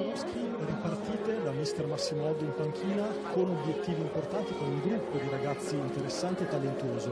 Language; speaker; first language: Italian; native; Italian